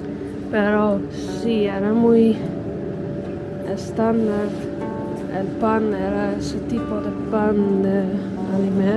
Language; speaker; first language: Spanish; non-native, fluent; Dutch